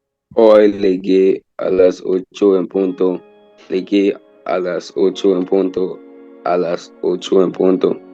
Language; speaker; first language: Spanish; non-native, learner; English